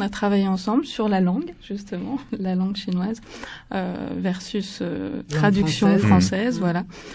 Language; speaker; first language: French; native; French